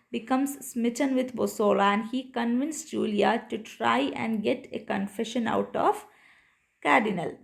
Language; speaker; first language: English; non-native, local second language; Malayalam